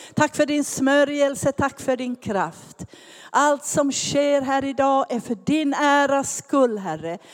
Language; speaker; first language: Swedish; native; Swedish